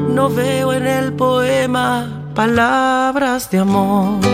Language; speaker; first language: Spanish; native; Spanish